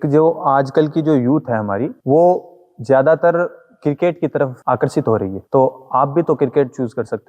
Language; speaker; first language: Hindi; native; Hindi